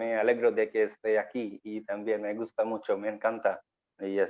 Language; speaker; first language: Spanish; non-native, learner; Bangla